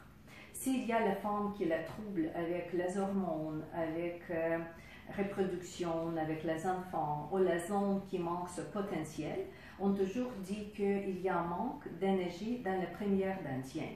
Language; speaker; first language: French; non-native, fluent; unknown